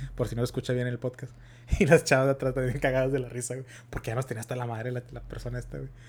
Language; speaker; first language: Spanish; early bilingual, heritage; Spanish